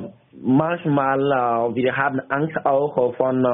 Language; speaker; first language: German; non-native, learner; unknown